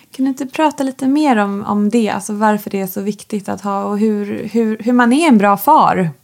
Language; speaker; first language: Swedish; native; Swedish